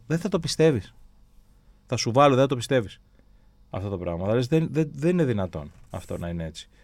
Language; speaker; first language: Greek; native; Greek